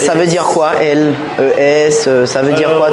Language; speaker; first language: French; native; French